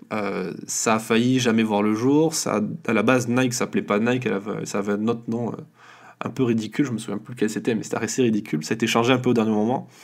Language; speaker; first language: French; native; French